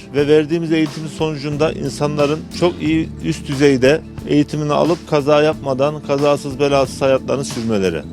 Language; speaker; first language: Turkish; native; Turkish